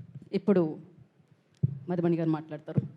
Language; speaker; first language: Telugu; native; Telugu